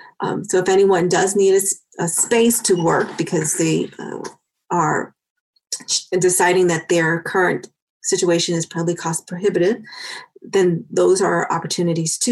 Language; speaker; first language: English; native; English